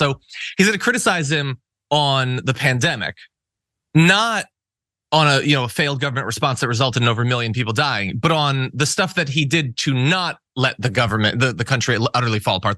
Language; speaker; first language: English; native; English